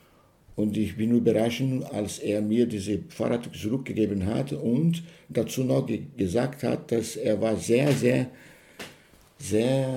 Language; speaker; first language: German; non-native, learner; Portuguese